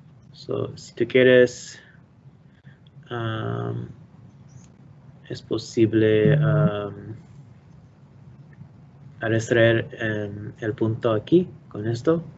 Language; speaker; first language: Spanish; non-native, learner; English